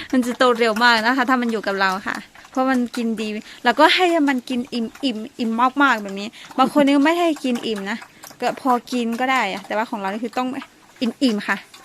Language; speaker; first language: Thai; non-native, local second language; S'gaw Karen